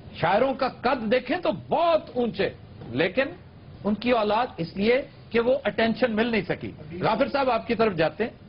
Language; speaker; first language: Urdu; non-native, local second language; Punjabi